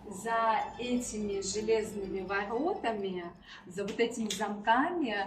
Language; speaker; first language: Russian; native; Russian